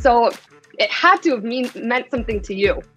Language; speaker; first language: English; native; English